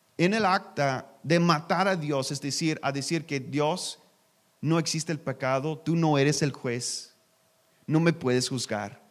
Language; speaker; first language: Spanish; non-native, learner; English